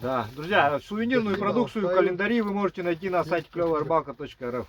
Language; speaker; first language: Russian; native; Russian